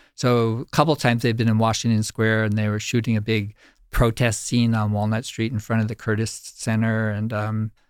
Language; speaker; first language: English; native; English